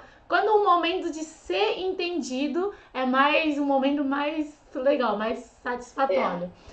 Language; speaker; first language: Portuguese; non-native, fluent; Chinese